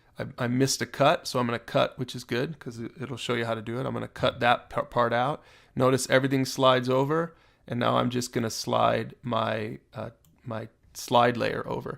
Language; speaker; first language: English; native; English